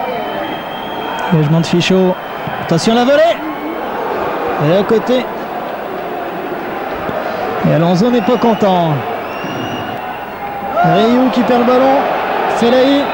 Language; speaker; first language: French; native; French